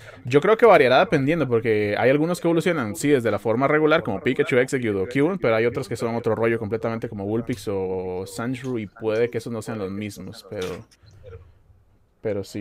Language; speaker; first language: Spanish; native; Spanish